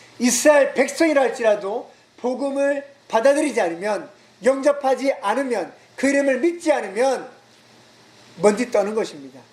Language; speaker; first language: Korean; native; Korean